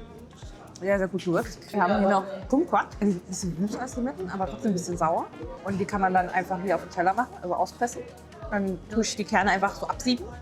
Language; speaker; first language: German; native; German